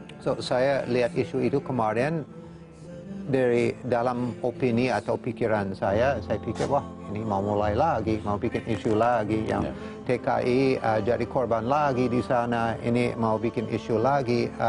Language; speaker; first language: Indonesian; non-native, fluent; English